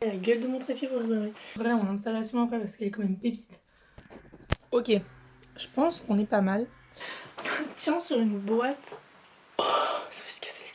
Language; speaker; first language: French; native; French